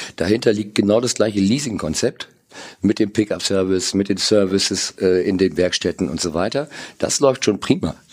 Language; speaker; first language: German; native; German